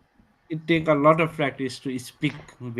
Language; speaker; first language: English; non-native, fluent; Nepali